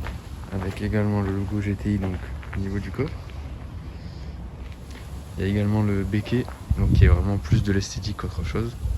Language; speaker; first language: French; native; French